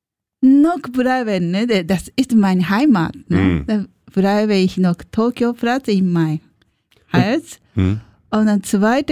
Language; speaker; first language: German; non-native, learner; Japanese